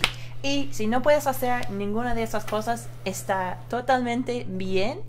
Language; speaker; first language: Spanish; non-native, fluent; English